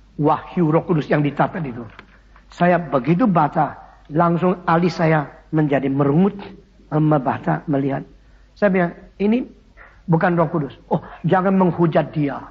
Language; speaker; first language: Indonesian; early bilingual, other home language; Min Nan Chinese